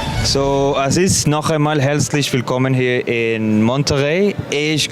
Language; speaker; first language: German; non-native, learner; Spanish